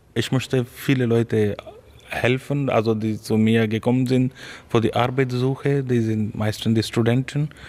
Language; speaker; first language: German; non-native, fluent; Urdu